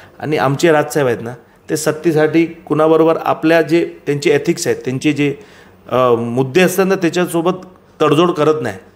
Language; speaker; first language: Marathi; non-native, local second language; Gujarati